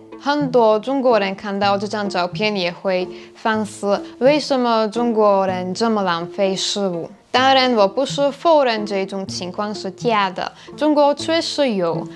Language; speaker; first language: Chinese; non-native, fluent; Slovak